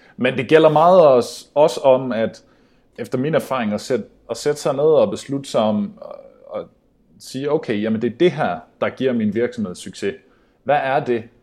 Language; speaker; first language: Danish; native; Danish